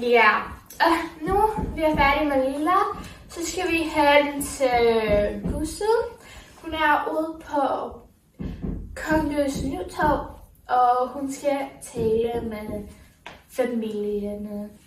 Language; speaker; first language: Danish; non-native, learner; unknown